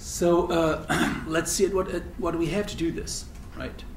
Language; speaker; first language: English; non-native, fluent; French